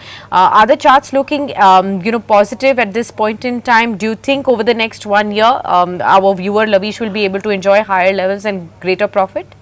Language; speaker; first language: English; non-native, local second language; Hindi